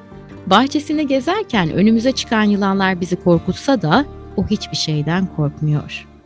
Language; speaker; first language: Turkish; native; Turkish